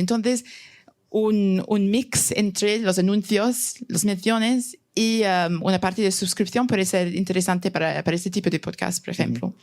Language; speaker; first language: Spanish; non-native, fluent; English